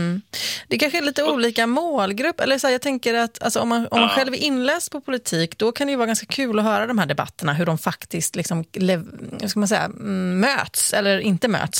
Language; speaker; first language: Swedish; native; Swedish